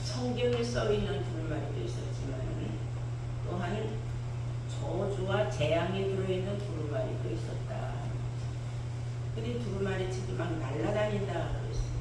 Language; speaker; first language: Korean; native; Korean